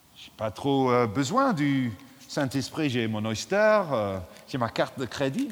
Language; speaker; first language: French; non-native, fluent; English